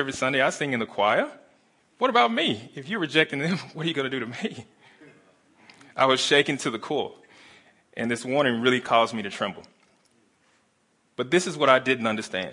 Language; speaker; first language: English; native; English